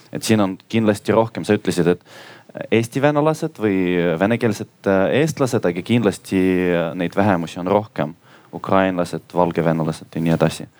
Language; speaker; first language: Estonian; non-native, local second language; Russian